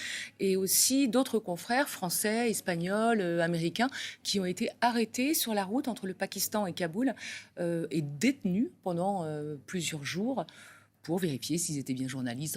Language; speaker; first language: French; native; French